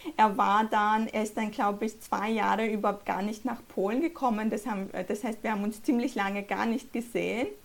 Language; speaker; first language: German; early bilingual, other home language; Polish